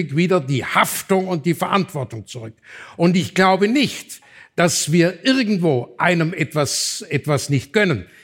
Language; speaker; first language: German; native; German